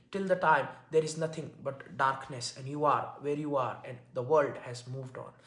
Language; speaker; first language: English; non-native, local second language; Hindi